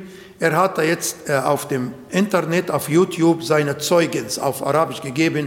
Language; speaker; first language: German; non-native, fluent; Arabic